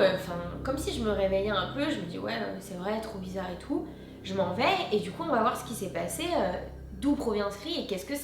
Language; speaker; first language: French; native; French